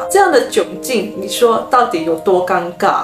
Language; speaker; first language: Chinese; native; Chinese